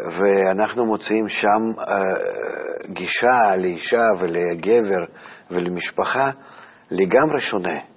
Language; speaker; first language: Hebrew; non-native, fluent; Russian